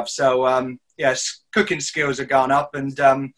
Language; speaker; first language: English; native; English